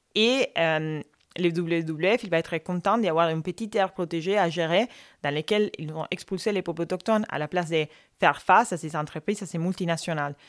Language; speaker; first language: French; non-native, fluent; Spanish